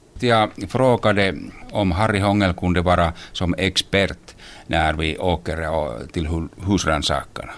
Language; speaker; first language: Swedish; non-native, local second language; Finnish